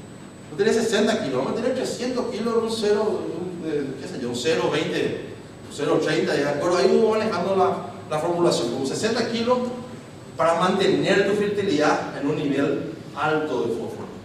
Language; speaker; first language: Spanish; native; Spanish